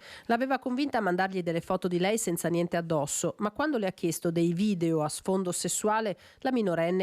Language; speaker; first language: Italian; native; Italian